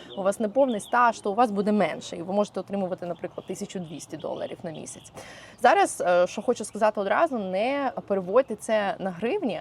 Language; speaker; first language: Ukrainian; native; Ukrainian